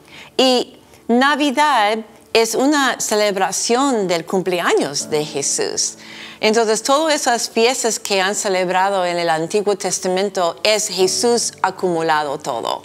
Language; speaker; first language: Spanish; non-native, fluent; English